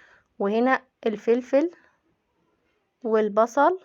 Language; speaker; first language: Arabic; native; Arabic